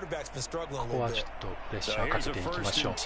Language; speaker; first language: Japanese; native; Japanese